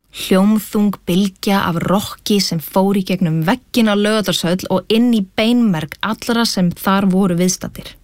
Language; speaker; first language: Icelandic; native; Icelandic